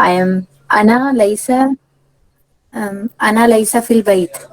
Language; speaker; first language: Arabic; non-native, learner; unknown